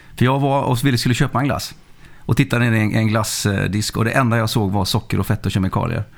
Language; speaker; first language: Swedish; early bilingual, other home language; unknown